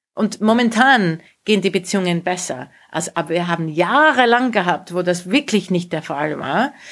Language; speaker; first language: German; non-native, fluent; English